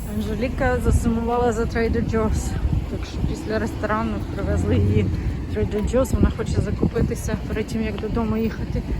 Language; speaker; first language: Ukrainian; native; Ukrainian